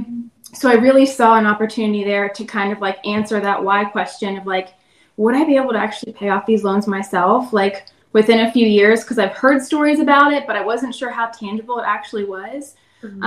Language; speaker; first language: English; native; English